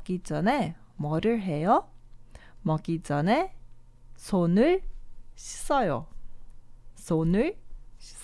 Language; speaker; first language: Korean; non-native, fluent; Portuguese